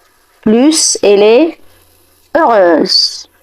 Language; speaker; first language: French; non-native, fluent; Arabic